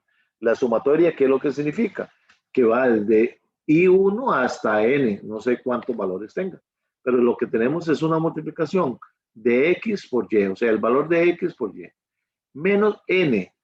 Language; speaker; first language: Spanish; native; Spanish